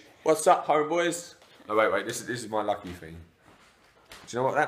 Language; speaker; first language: English; early bilingual, other home language; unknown